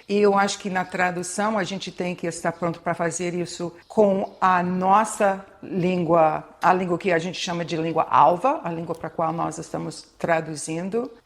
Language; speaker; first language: Portuguese; non-native, fluent; English